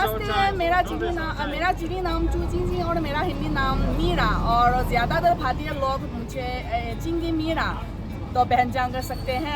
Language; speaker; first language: Hindi; non-native, fluent; Chinese